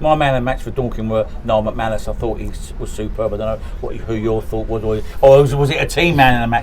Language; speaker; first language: English; native; English